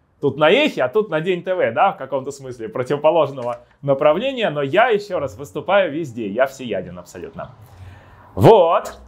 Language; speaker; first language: Russian; native; Russian